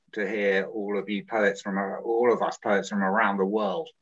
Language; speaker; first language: English; native; English